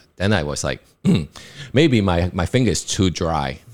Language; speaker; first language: English; non-native, local second language; Cantonese